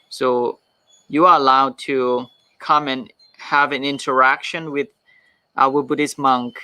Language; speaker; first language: English; non-native, fluent; Thai